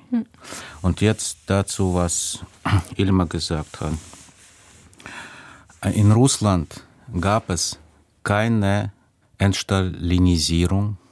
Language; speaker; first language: German; non-native, fluent; Russian